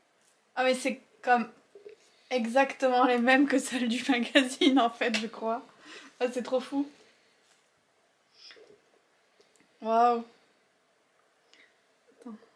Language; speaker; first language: French; native; French